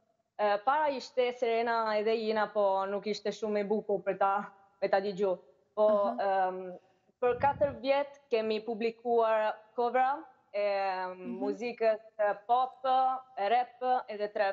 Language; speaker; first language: Albanian; early bilingual, heritage; Albanian